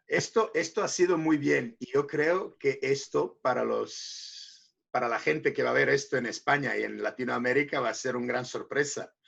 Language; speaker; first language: Spanish; non-native, fluent; Serbian